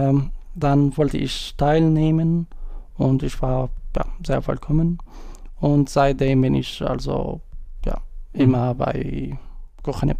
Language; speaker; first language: German; non-native, learner; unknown